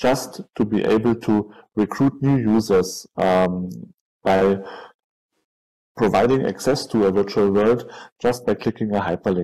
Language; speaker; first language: English; non-native, fluent; German